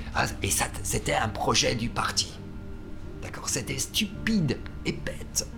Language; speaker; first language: French; non-native, fluent; German